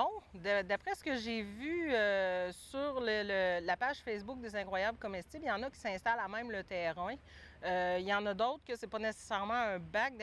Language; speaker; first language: French; native; French